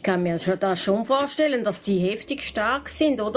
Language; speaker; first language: German; native; German